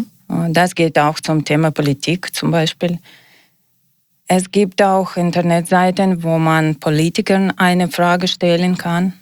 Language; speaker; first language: German; non-native, learner; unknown